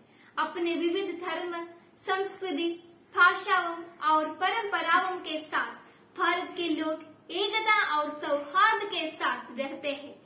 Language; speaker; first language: Hindi; non-native, local second language; Malayalam